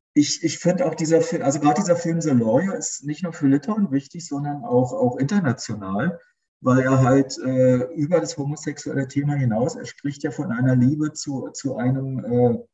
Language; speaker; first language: German; native; German